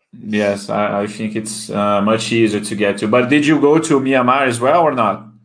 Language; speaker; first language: English; non-native, fluent; Portuguese